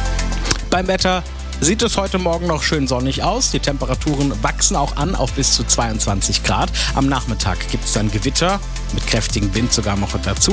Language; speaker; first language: German; native; German